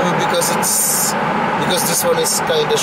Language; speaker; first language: English; non-native, local second language; Filipino